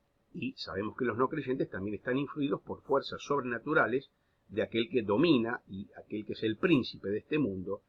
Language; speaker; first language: Spanish; native; Spanish